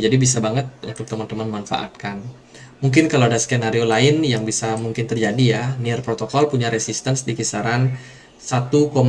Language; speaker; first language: Indonesian; native; Indonesian